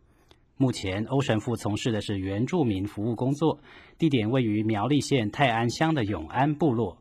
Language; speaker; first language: Chinese; native; Chinese